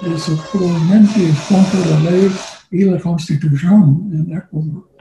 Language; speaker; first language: Spanish; non-native, learner; English